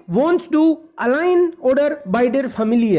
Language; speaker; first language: German; non-native, fluent; Hindi